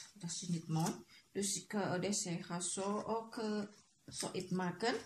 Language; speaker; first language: Dutch; non-native, learner; Indonesian